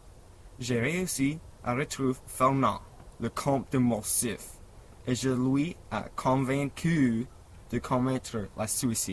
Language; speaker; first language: French; non-native, learner; English